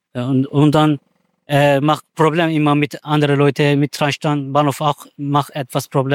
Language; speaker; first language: German; non-native, learner; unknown